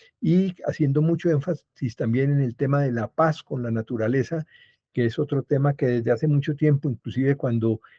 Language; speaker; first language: Spanish; native; Spanish